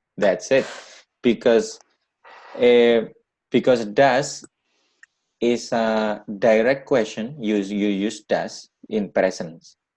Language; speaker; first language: English; non-native, learner; Indonesian